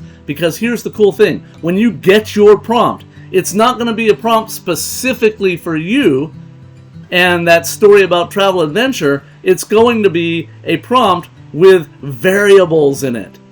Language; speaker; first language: English; native; English